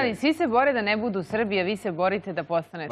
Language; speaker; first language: Serbian; native; Serbian